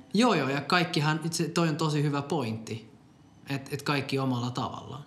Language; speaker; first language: Finnish; non-native, local second language; Swedish